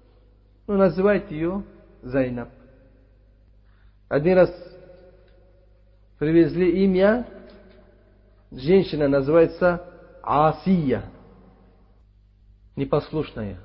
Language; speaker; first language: Russian; non-native, fluent; Uzbek